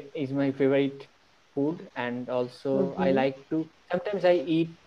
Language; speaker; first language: English; non-native, local second language; Bangla